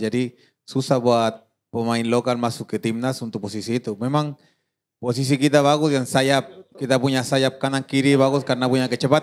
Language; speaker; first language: Indonesian; non-native, fluent; Spanish